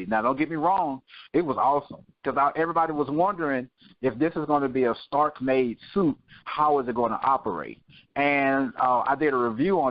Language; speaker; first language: English; native; English